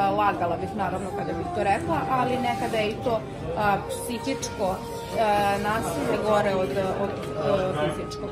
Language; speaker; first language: Serbian; native; Serbian